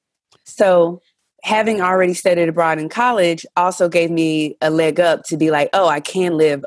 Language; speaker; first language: English; native; English